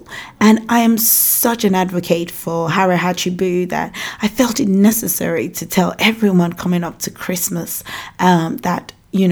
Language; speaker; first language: English; non-native, local second language; Yoruba